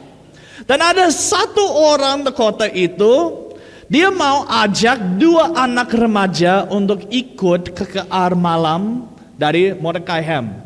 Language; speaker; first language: Indonesian; non-native, fluent; English